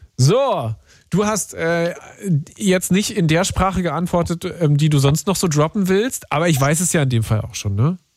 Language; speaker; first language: German; native; German